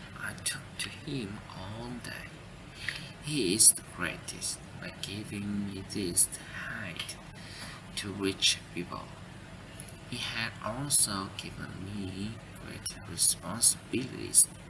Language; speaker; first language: English; non-native, learner; Vietnamese